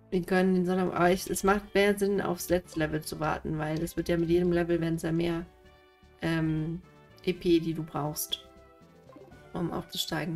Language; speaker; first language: German; native; German